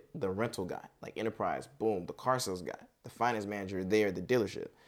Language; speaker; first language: English; native; English